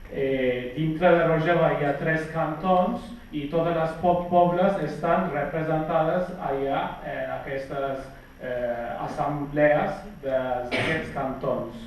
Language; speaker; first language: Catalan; non-native, fluent; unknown